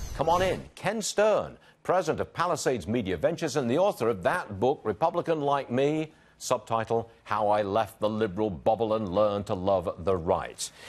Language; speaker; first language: English; native; English